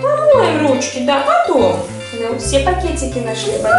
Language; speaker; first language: Russian; native; Russian